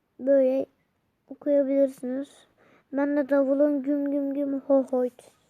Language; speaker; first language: Turkish; native; Turkish